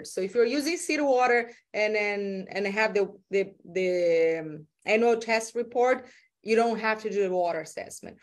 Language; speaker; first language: English; non-native, fluent; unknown